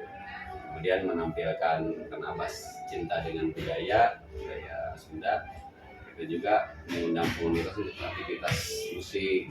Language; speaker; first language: Indonesian; non-native, local second language; Sundanese